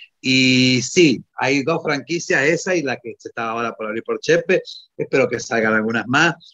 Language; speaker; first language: Spanish; non-native, fluent; Italian